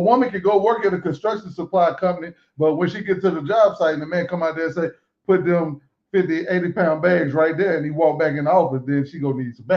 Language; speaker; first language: English; native; English